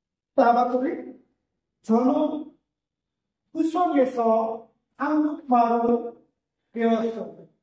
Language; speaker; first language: Korean; non-native, fluent; Bangla